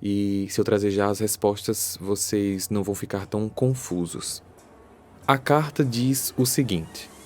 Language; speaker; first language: Portuguese; native; Portuguese